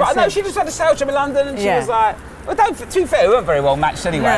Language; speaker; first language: English; native; English